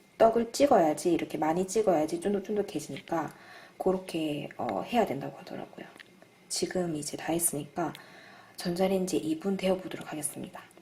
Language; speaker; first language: Korean; native; Korean